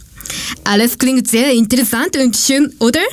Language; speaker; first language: German; non-native, learner; Japanese